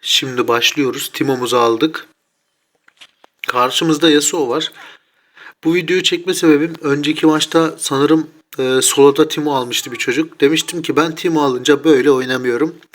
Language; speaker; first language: Turkish; native; Turkish